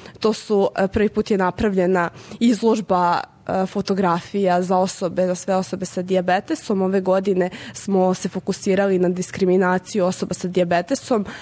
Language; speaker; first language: Serbian; native; Serbian